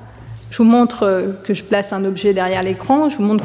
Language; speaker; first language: French; native; French